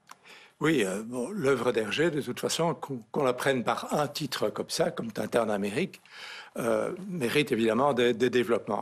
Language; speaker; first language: French; native; French